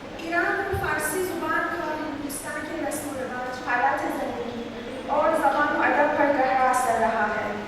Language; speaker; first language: Urdu; non-native, fluent; Persian